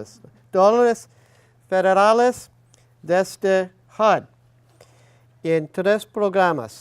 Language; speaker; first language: Spanish; non-native, learner; English